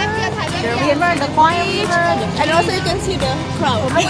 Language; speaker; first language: English; non-native, local second language; Indonesian